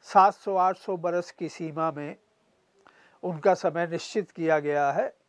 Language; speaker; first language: Hindi; native; Hindi